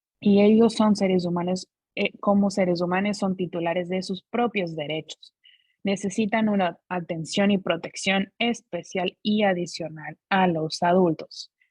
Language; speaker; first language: Spanish; non-native, fluent; English